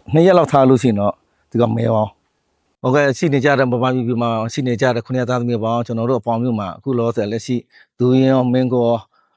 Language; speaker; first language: Burmese; native; Burmese